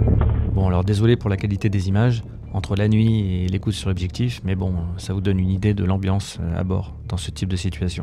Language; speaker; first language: French; native; French